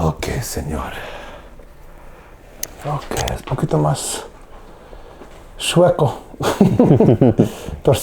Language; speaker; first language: Spanish; non-native, learner; English